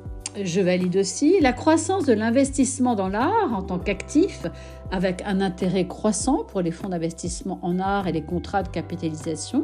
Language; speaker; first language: French; native; French